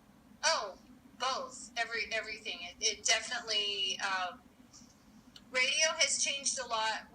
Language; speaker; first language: English; native; English